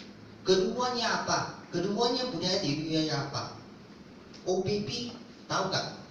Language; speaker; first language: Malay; non-native, local second language; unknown